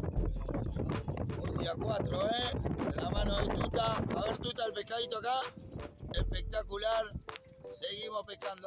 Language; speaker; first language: Spanish; native; Spanish